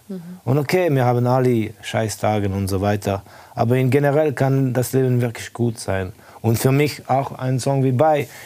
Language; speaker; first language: German; non-native, fluent; Estonian